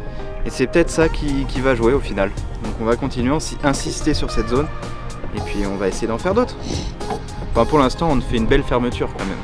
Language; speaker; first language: French; native; French